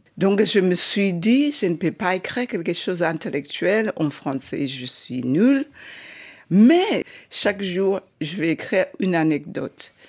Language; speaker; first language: French; non-native, fluent; Shona